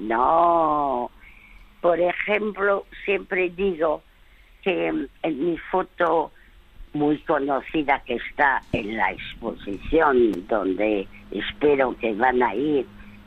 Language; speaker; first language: Spanish; early bilingual, other home language; French